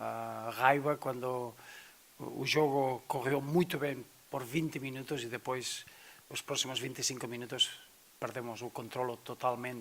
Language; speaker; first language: Portuguese; non-native, fluent; Spanish